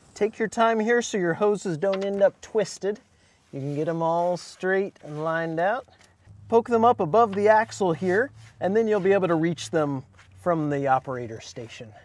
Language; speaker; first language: English; native; English